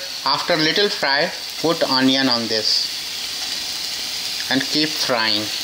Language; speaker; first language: English; non-native, learner; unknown